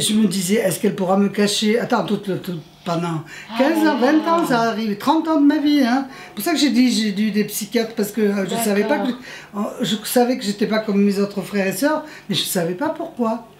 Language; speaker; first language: French; native; French